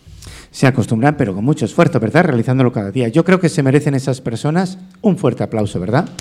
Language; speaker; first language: Spanish; native; Spanish